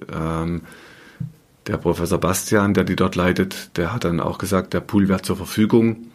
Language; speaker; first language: German; native; German